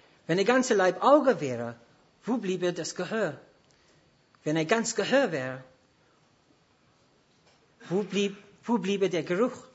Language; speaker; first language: German; non-native, fluent; English